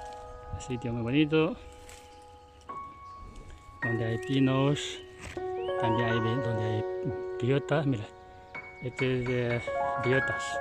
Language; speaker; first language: Spanish; non-native, learner; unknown